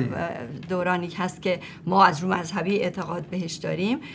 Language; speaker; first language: Persian; native; Persian